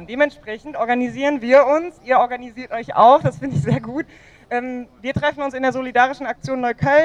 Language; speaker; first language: German; native; German